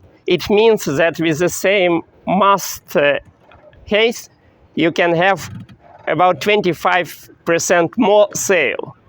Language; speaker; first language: English; non-native, fluent; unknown